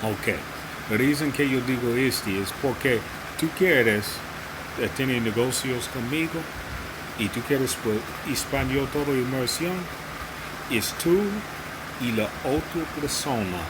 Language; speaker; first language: Spanish; non-native, learner; English